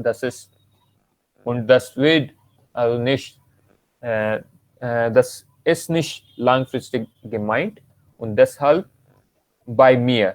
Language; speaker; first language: German; non-native, learner; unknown